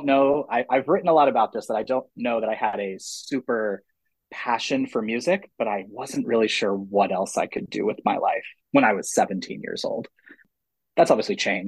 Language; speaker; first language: English; native; English